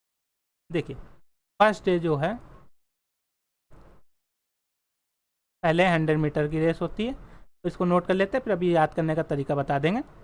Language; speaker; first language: Hindi; native; Hindi